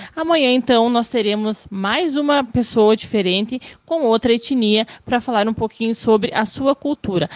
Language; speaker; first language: Portuguese; native; Portuguese